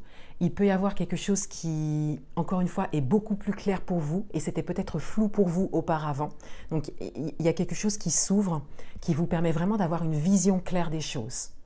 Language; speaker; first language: French; native; French